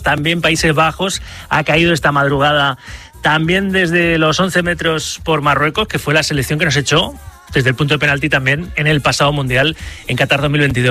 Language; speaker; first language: Spanish; native; Spanish